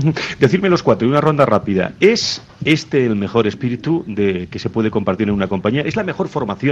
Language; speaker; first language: Spanish; native; Spanish